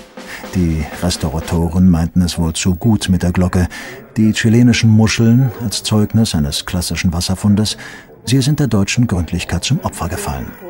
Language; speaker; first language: German; native; German